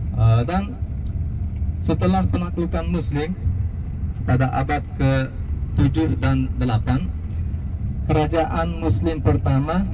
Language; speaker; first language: Indonesian; non-native, fluent; Uzbek